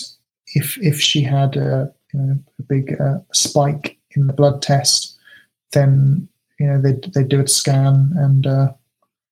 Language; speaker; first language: English; native; English